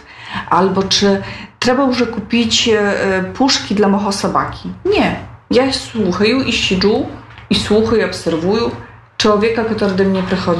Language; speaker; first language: Polish; non-native, local second language; Belarusian